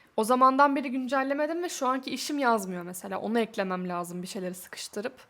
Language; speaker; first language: Turkish; native; Turkish